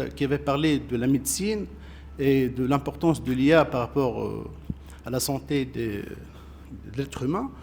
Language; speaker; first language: French; non-native, local second language; Arabic